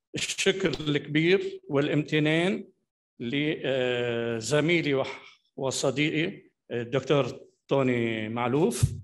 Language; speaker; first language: Arabic; native; Arabic